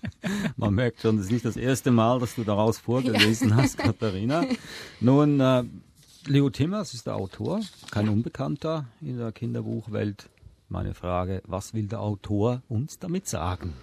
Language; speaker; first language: German; native; German